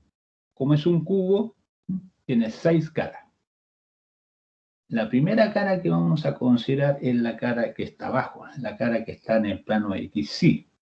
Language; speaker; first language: Spanish; native; Spanish